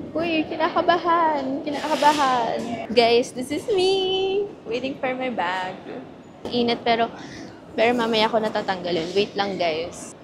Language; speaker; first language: Filipino; native; Filipino